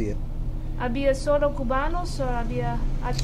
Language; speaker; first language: Spanish; non-native, learner; English